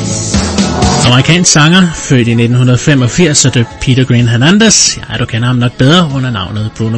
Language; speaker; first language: Danish; native; Danish